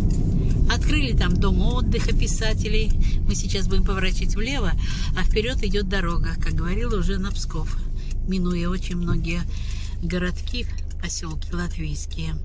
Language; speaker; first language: Russian; native; Russian